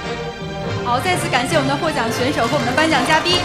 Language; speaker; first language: Chinese; native; Chinese